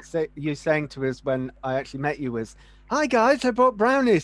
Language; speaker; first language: English; native; English